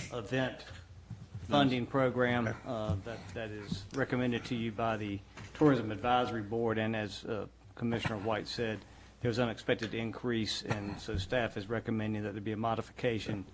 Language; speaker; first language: English; native; English